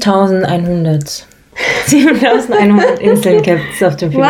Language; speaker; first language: German; early bilingual, other home language; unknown